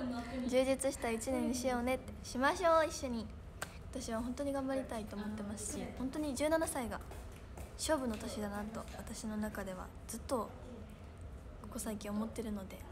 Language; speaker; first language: Japanese; native; Japanese